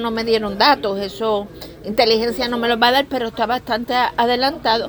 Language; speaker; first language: Spanish; native; Spanish